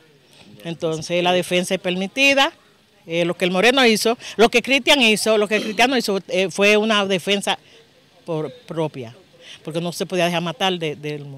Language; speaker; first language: Spanish; native; Spanish